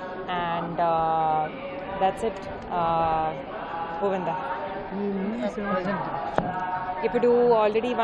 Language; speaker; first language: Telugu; non-native, learner; Hindi